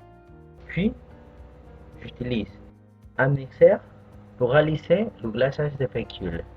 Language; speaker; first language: French; non-native, fluent; Spanish